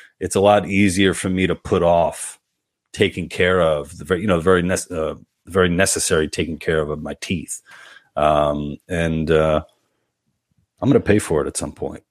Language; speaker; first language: English; native; English